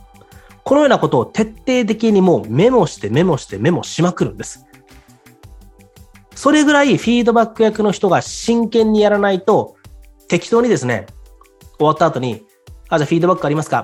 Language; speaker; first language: Japanese; native; Japanese